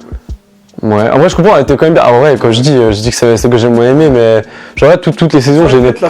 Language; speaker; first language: French; native; French